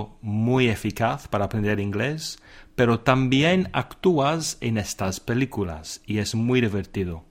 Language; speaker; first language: Spanish; non-native, fluent; English